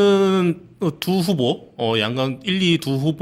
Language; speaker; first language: Korean; native; Korean